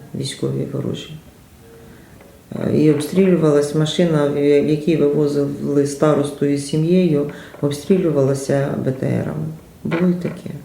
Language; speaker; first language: Ukrainian; native; Ukrainian